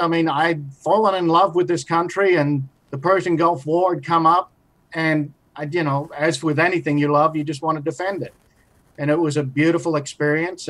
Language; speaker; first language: English; native; English